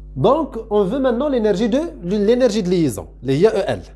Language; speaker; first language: French; non-native, local second language; Arabic